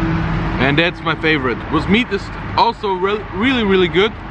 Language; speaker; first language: English; non-native, learner; Bosnian